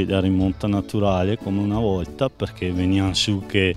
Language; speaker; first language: Italian; native; Italian